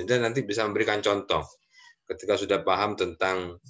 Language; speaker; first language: Indonesian; native; Indonesian